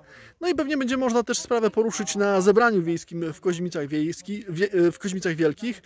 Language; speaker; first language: Polish; native; Polish